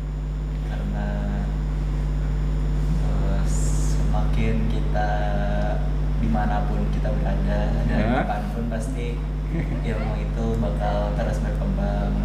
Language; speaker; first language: Indonesian; native; Indonesian